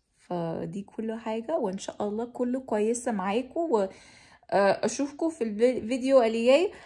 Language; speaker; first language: Egyptian Arabic; non-native, fluent; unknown